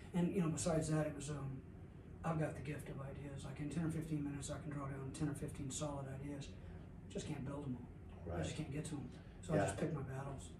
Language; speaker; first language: English; native; English